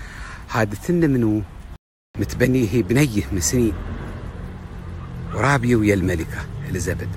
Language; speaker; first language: Arabic; native; Arabic